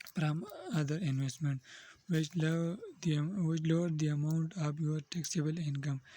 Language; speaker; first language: English; non-native, local second language; Urdu